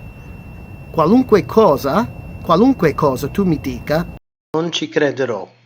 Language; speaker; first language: Italian; non-native, fluent; English